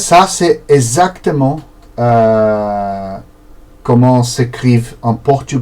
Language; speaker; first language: French; non-native, learner; Portuguese